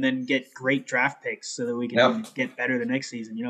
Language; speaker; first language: English; native; English